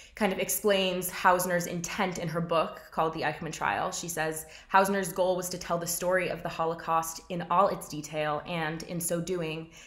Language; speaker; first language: English; native; English